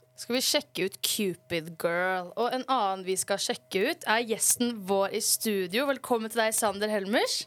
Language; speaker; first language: Norwegian; native; Norwegian